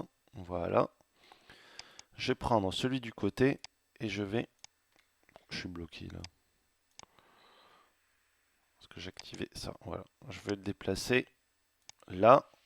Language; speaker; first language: French; native; French